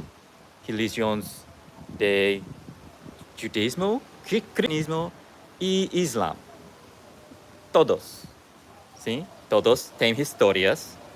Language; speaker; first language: Portuguese; non-native, learner; English